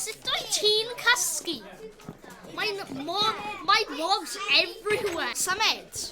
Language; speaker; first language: Welsh; non-native, local second language; English